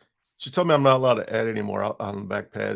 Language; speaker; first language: English; native; English